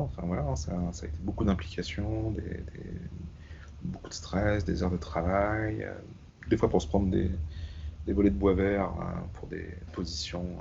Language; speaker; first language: French; native; French